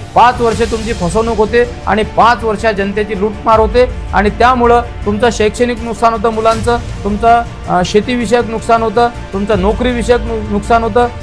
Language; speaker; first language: Marathi; native; Marathi